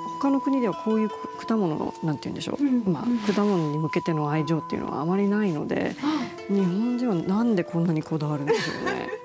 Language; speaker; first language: Japanese; native; Japanese